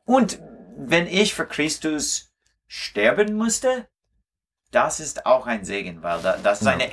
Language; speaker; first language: German; non-native, learner; English